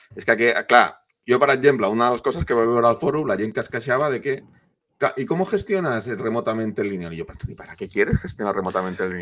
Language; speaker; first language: Spanish; native; Spanish